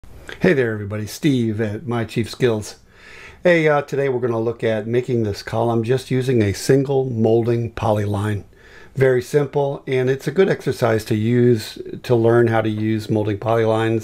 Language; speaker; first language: English; native; English